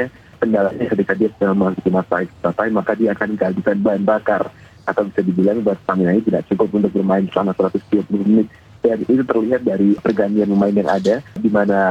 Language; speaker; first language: Indonesian; native; Indonesian